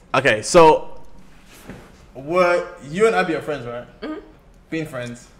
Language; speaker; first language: English; native; English